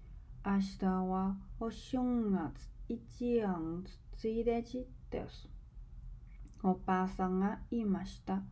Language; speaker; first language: Japanese; non-native, learner; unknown